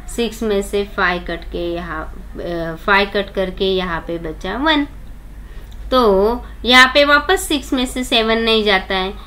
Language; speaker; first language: Hindi; non-native, local second language; Marathi